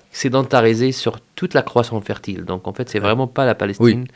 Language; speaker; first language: French; non-native, fluent; Arabic